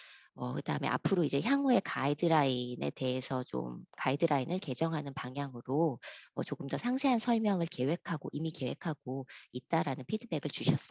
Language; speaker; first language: Korean; native; Korean